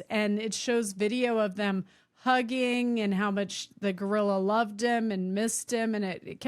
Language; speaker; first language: English; native; English